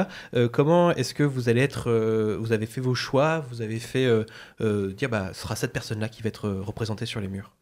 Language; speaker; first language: French; native; French